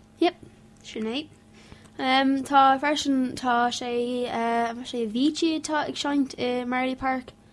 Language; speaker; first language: Irish; non-native, local second language; English